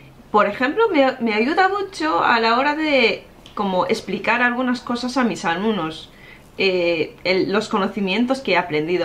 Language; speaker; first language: Spanish; non-native, fluent; Japanese